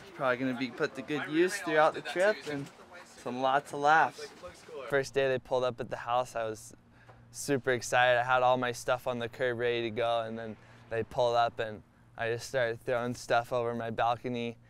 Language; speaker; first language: English; native; English